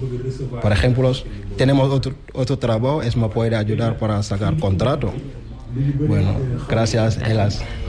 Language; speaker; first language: Spanish; non-native, learner; Wolof